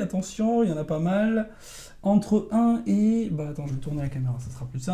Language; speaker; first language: French; native; French